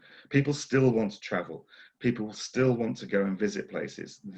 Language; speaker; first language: English; native; English